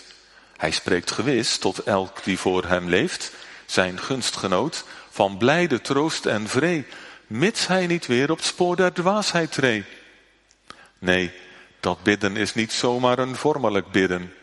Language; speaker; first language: Dutch; native; Dutch